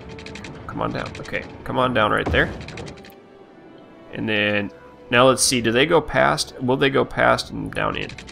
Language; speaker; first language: English; native; English